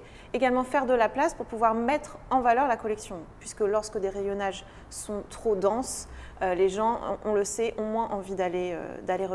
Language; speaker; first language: French; native; French